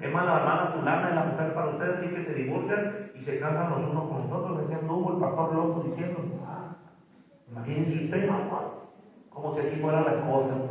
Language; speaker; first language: Spanish; native; Spanish